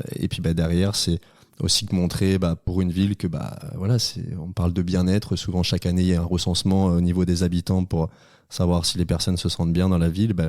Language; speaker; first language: French; native; French